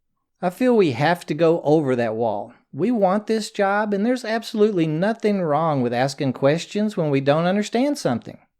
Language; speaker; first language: English; native; English